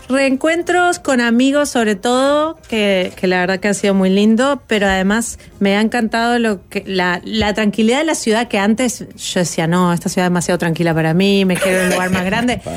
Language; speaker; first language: Spanish; native; Spanish